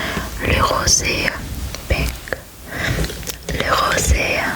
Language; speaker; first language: French; non-native, learner; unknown